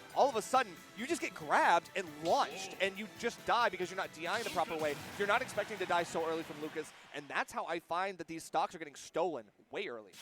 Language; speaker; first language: English; native; English